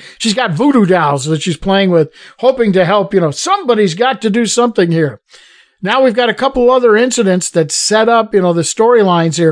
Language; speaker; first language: English; native; English